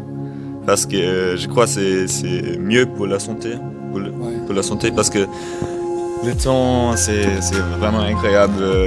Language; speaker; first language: French; non-native, learner; German